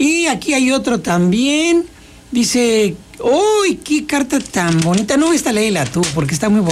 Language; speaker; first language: Spanish; native; Spanish